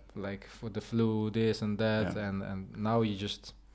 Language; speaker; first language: English; non-native, fluent; Dutch